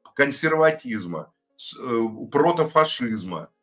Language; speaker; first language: Russian; native; Russian